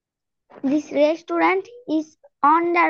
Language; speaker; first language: English; non-native, learner; Bangla